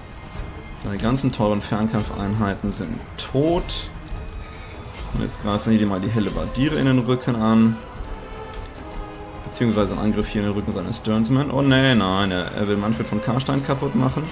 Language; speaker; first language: German; native; German